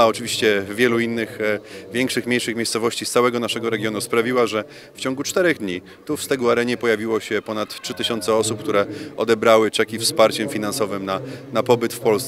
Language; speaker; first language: Polish; native; Polish